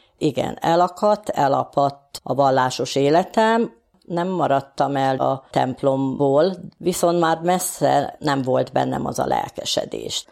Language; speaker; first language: Hungarian; native; Hungarian